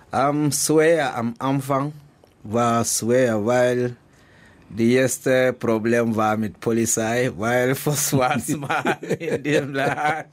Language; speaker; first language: German; non-native, learner; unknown